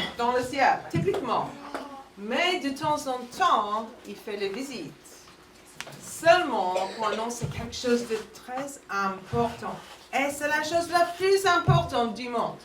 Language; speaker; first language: French; non-native, fluent; English